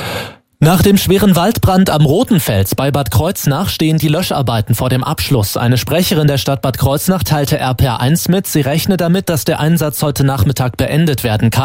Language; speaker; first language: German; native; German